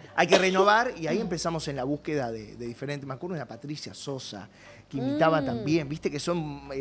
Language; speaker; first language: Spanish; native; Spanish